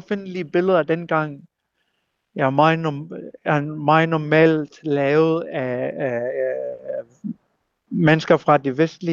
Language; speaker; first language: Danish; non-native, local second language; Kalaallisut